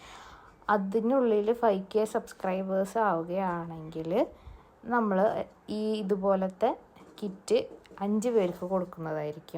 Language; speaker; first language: Malayalam; native; Malayalam